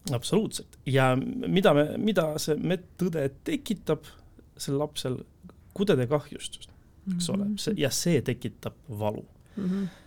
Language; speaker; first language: Estonian; non-native, local second language; Russian